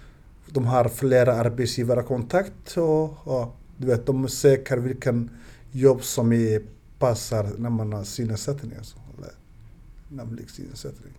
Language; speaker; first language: Swedish; non-native, learner; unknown